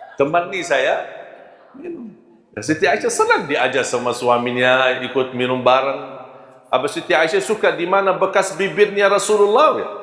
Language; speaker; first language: Malay; non-native, fluent; Arabic